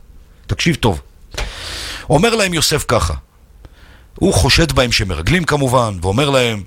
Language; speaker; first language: Hebrew; native; Hebrew